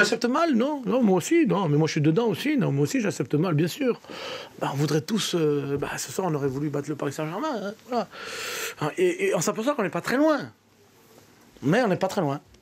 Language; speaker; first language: French; native; French